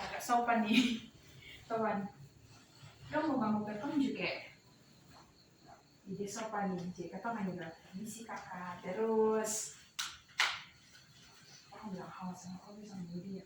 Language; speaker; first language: Indonesian; native; Indonesian